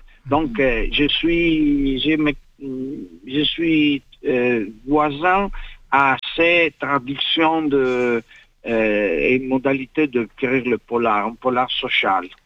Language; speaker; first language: French; non-native, fluent; Italian